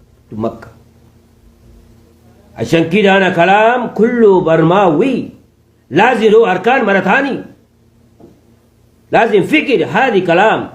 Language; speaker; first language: Arabic; non-native, learner; Rohingya